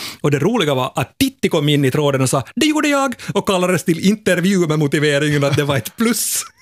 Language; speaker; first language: Swedish; native; Swedish